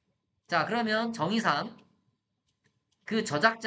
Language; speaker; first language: Korean; native; Korean